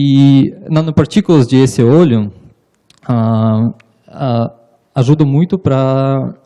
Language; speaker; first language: Portuguese; non-native, learner; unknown